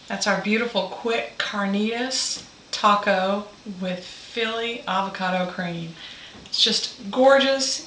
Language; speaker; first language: English; native; English